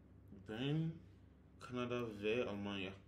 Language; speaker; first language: Turkish; non-native, learner; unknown